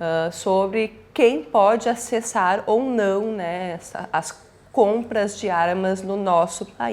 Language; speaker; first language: Portuguese; native; Portuguese